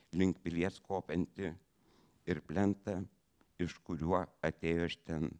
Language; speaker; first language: French; non-native, fluent; Lithuanian